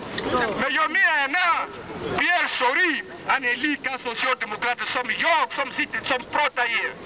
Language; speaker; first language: Swedish; non-native, learner; French